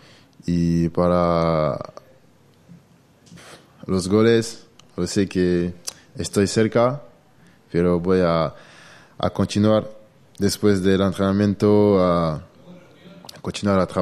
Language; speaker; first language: Spanish; non-native, learner; French